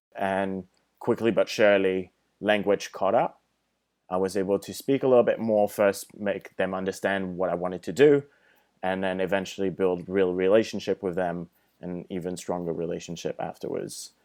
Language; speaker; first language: English; non-native, fluent; French